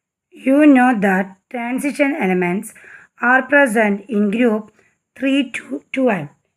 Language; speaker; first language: English; non-native, local second language; Malayalam